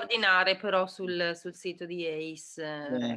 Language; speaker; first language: Italian; native; Italian